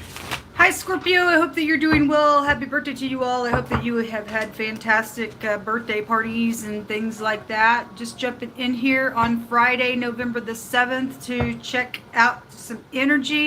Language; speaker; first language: English; native; English